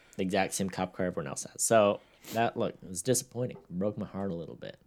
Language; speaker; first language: English; native; English